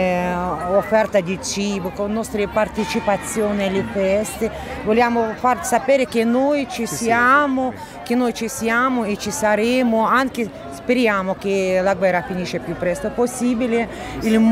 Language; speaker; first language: Italian; non-native, learner; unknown